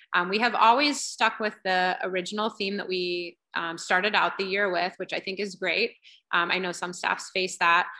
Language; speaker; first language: English; native; English